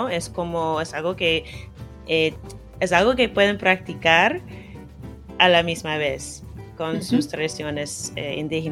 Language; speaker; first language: Spanish; non-native, fluent; English